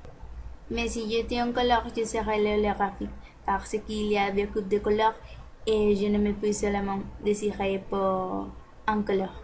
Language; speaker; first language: French; non-native, learner; Spanish